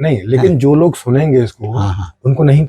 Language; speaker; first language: Hindi; native; Hindi